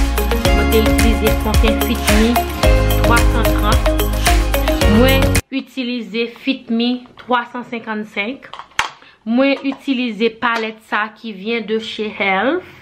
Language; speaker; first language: French; non-native, learner; Haitian Creole